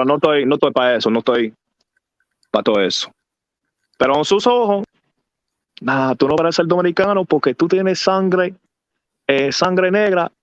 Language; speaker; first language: Spanish; early bilingual, heritage; English